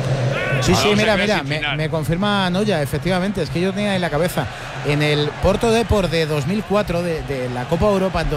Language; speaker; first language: Spanish; native; Spanish